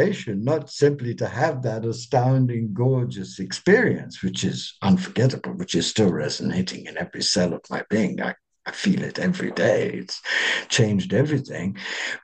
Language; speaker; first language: English; native; English